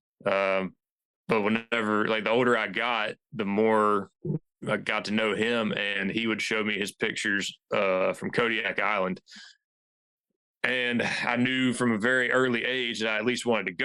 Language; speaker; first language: English; native; English